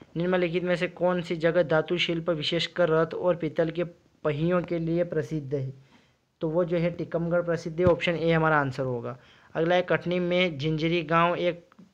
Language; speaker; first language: Hindi; native; Hindi